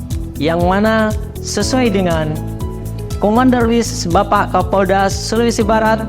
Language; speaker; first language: Indonesian; native; Indonesian